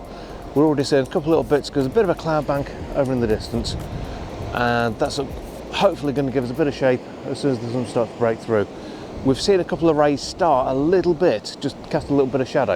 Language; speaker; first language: English; native; English